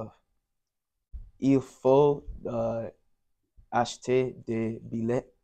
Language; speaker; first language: French; non-native, learner; English